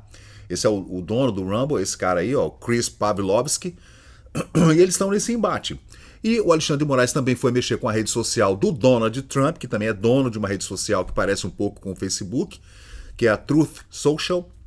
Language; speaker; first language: Portuguese; native; Portuguese